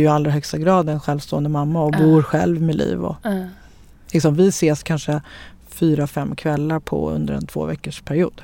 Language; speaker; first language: Swedish; native; Swedish